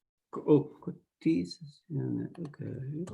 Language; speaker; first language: Spanish; early bilingual, heritage; Spanish